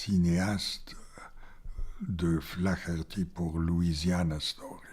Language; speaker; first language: French; non-native, fluent; Bulgarian